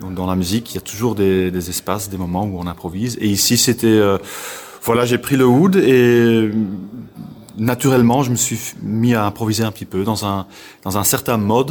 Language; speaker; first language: French; non-native, local second language; Dutch